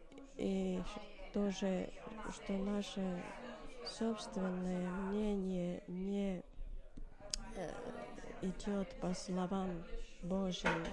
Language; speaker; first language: Russian; non-native, learner; Finnish